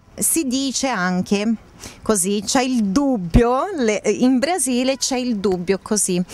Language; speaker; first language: Italian; non-native, fluent; Portuguese